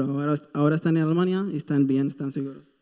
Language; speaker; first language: Spanish; non-native, fluent; Arabic